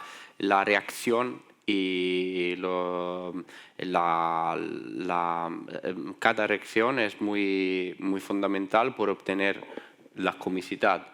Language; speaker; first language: Spanish; non-native, fluent; Italian